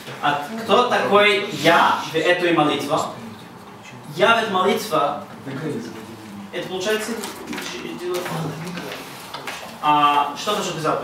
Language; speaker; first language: Russian; non-native, learner; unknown